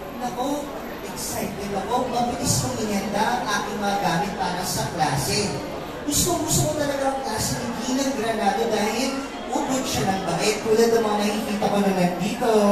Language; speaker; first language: Filipino; native; Filipino